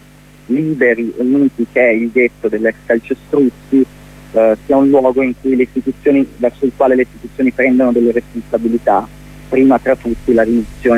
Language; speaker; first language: Italian; native; Italian